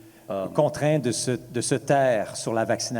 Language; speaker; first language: French; native; French